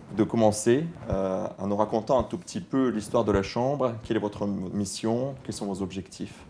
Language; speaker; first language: French; non-native, fluent; Russian